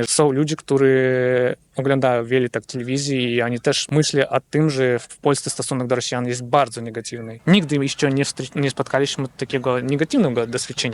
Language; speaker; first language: Polish; non-native, learner; Russian